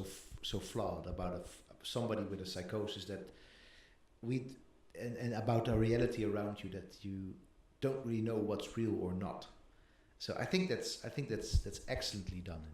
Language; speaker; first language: English; non-native, fluent; Dutch